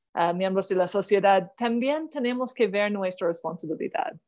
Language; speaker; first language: Spanish; non-native, fluent; English